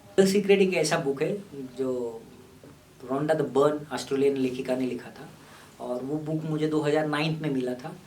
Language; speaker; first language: Hindi; non-native, local second language; Marathi